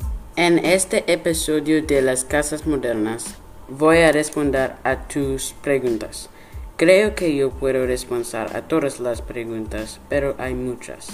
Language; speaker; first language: Spanish; non-native, learner; English